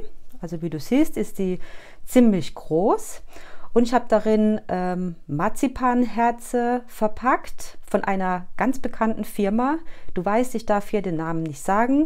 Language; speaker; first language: German; native; German